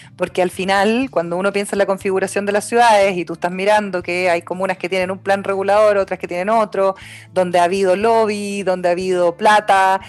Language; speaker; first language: Spanish; native; Spanish